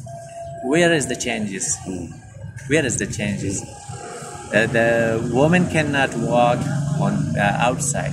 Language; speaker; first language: English; non-native, fluent; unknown